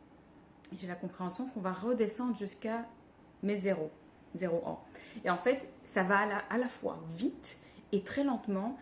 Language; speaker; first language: French; native; French